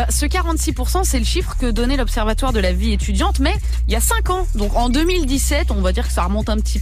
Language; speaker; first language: French; native; French